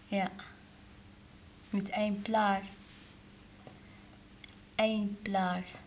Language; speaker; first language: Dutch; non-native, learner; Arabic